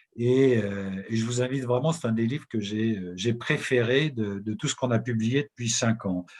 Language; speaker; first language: French; native; French